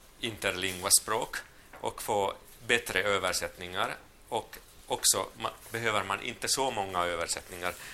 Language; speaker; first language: Swedish; non-native, local second language; Finnish